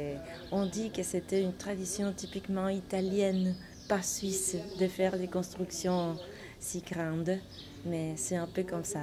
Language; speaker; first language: French; non-native, fluent; Spanish